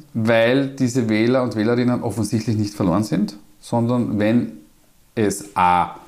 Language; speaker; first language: German; native; German